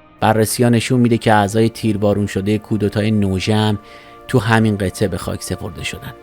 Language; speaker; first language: Persian; native; Persian